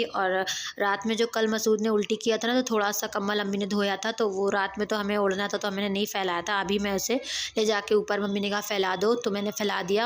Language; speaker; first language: Hindi; native; Hindi